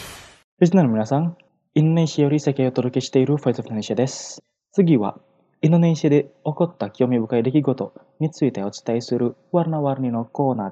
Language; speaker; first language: Japanese; non-native, fluent; Indonesian